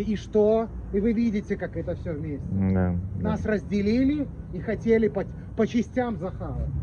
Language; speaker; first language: Russian; native; Russian